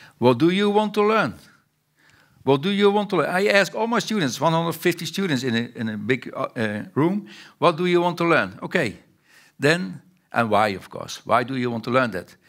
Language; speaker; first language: English; non-native, fluent; Dutch